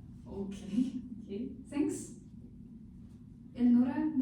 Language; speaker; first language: English; non-native, fluent; Kazakh